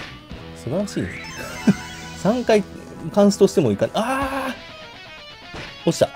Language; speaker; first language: Japanese; native; Japanese